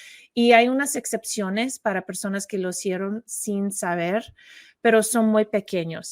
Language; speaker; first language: Spanish; non-native, learner; English